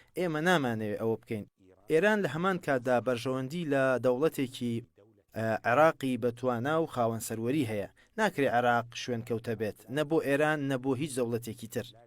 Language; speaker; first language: Central Kurdish; native; Central Kurdish